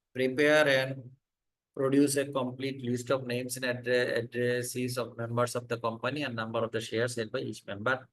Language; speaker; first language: English; non-native, local second language; Bangla